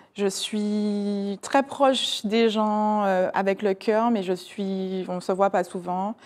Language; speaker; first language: French; native; French